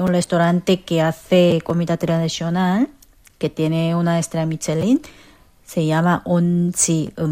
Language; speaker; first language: Spanish; non-native, fluent; Korean